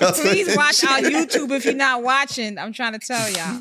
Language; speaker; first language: English; native; English